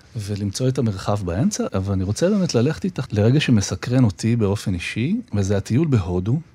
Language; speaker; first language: Hebrew; native; Hebrew